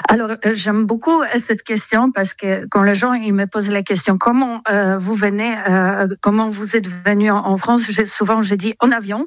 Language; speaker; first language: French; non-native, fluent; Polish